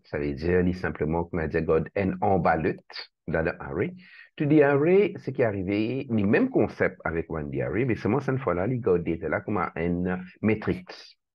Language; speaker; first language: French; non-native, local second language; Morisyen